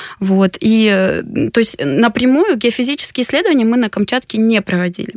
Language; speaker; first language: Russian; native; Russian